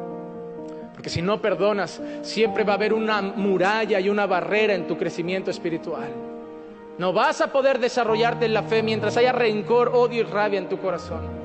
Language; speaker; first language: Spanish; native; Spanish